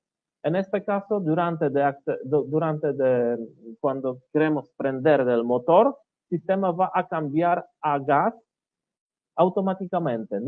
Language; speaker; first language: Spanish; non-native, learner; Polish